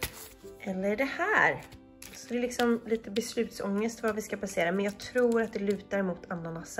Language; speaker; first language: Swedish; native; Swedish